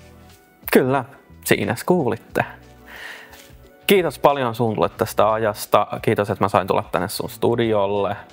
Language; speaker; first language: Finnish; native; Finnish